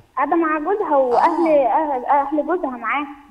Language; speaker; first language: Arabic; native; Arabic